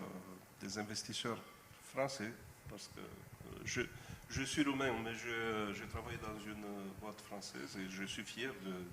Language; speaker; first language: French; non-native, fluent; Romanian